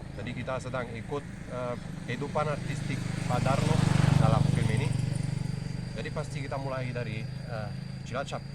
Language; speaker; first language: Indonesian; non-native, learner; Italian